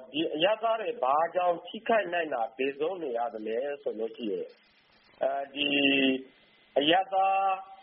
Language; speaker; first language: Burmese; native; Burmese